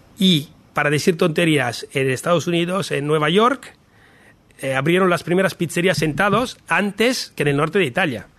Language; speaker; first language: Spanish; non-native, fluent; Italian